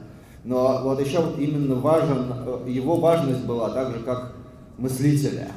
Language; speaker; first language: Russian; native; Russian